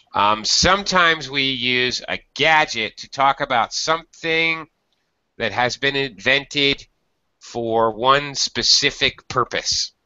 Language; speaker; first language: English; native; English